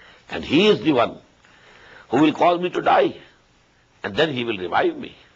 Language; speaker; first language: English; non-native, local second language; Urdu